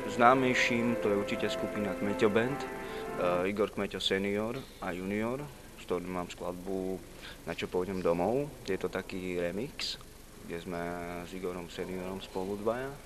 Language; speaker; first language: Slovak; non-native, local second language; Romany